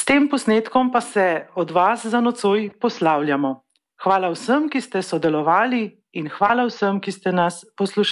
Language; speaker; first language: Slovenian; native; Slovenian